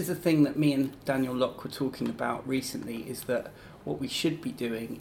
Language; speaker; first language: English; native; English